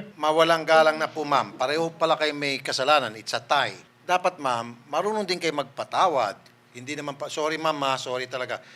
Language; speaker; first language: Filipino; native; Filipino